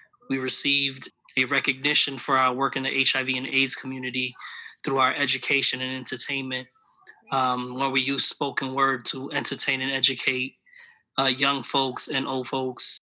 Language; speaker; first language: English; early bilingual, other home language; Spanish